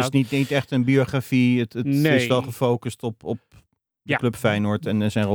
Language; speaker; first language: Dutch; native; Dutch